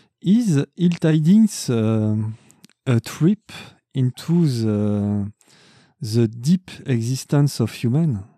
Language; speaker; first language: English; non-native, learner; French